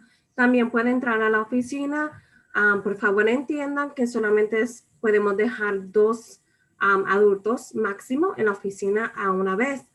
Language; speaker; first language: Spanish; early bilingual, other home language; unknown